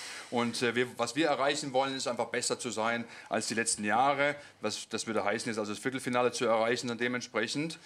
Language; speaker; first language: German; native; German